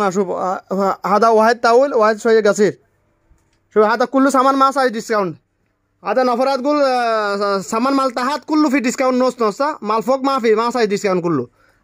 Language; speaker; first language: Arabic; non-native, learner; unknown